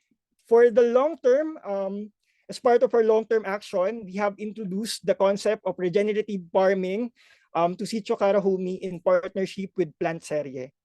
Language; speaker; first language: English; non-native, local second language; Filipino